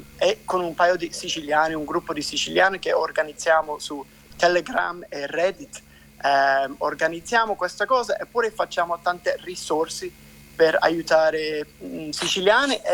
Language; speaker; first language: Italian; non-native, fluent; English